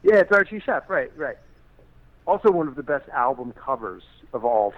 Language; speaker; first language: English; native; English